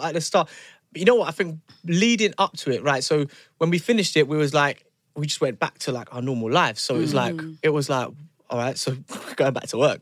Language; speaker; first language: English; native; English